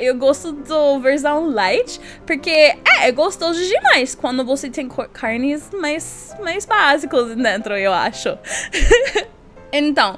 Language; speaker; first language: Portuguese; non-native, learner; English